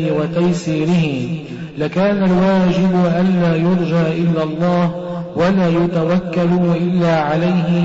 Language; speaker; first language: Arabic; native; Arabic